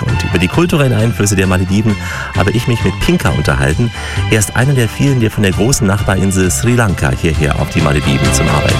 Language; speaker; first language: German; native; German